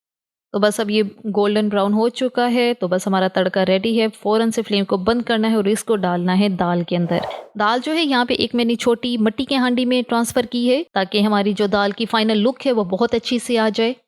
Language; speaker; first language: Hindi; native; Hindi